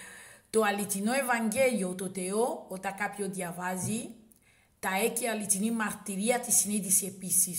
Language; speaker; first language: Greek; non-native, learner; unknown